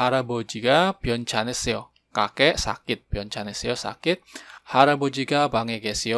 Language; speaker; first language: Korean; non-native, fluent; Indonesian